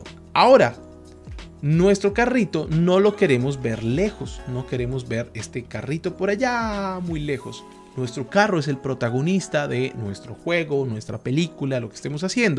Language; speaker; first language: Spanish; native; Spanish